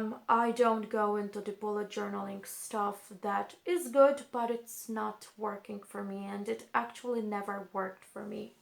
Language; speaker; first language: English; non-native, fluent; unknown